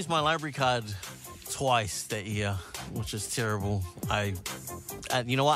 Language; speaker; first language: English; native; English